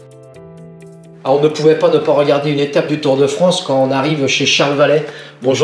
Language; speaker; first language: French; native; French